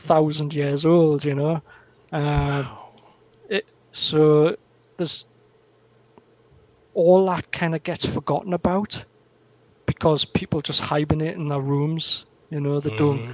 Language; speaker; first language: English; native; English